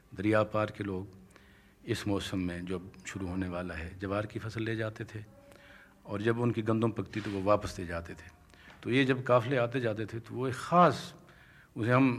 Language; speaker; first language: Urdu; non-native, local second language; Saraiki